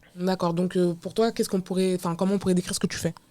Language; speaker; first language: French; native; French